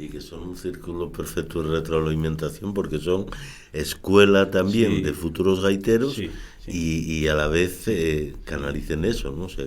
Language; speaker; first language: Spanish; native; Spanish